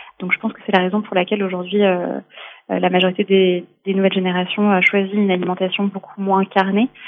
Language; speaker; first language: French; native; French